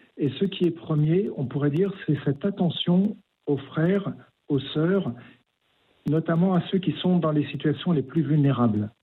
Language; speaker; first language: French; native; French